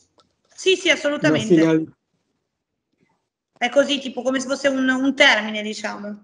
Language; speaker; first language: Italian; native; Italian